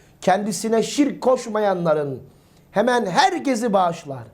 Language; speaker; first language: Turkish; native; Turkish